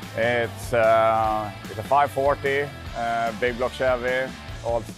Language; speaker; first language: English; non-native, fluent; Swedish